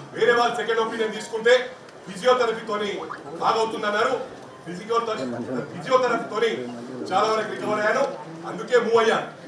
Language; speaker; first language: Telugu; native; Telugu